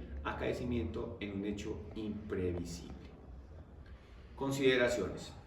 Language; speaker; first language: Spanish; native; Spanish